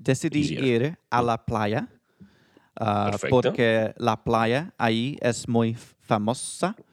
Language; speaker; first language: Spanish; non-native, learner; English